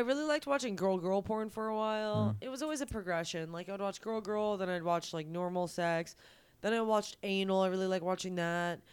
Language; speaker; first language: English; native; English